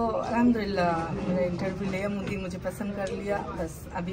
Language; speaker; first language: Hindi; non-native, learner; Bangla